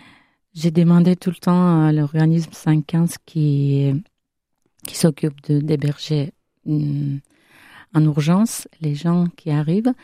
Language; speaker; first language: French; non-native, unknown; Armenian